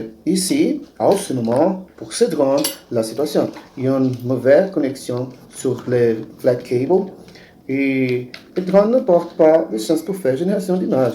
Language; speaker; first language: French; non-native, learner; Portuguese